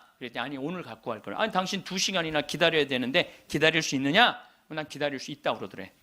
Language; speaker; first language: Korean; native; Korean